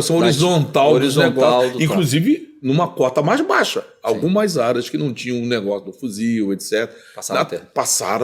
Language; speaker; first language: Portuguese; native; Portuguese